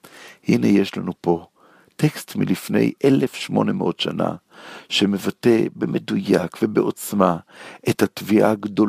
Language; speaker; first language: Hebrew; native; Hebrew